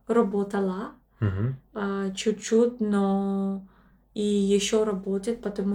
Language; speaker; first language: Russian; non-native, learner; English